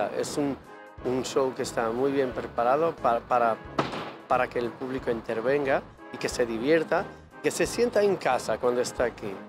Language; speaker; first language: Spanish; native; Spanish